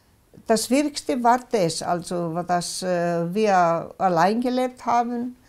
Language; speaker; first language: German; non-native, local second language; Greek